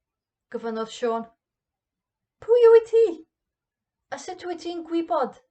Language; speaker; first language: Welsh; non-native, learner; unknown